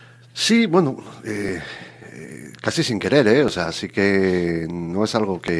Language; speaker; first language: Spanish; native; Spanish